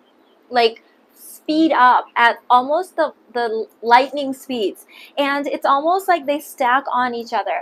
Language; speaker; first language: English; early bilingual, other home language; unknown